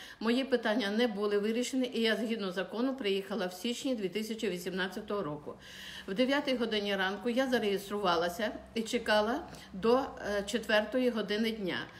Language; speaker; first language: Ukrainian; native; Ukrainian